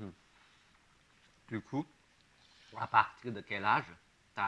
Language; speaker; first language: French; non-native, fluent; Chinese